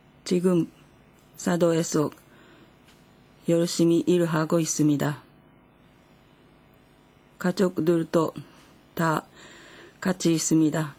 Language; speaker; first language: Korean; non-native, fluent; Japanese